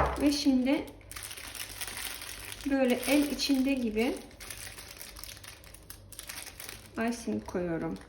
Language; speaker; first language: Turkish; non-native, learner; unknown